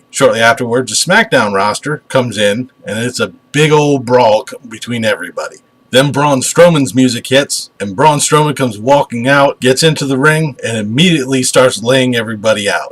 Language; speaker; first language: English; native; English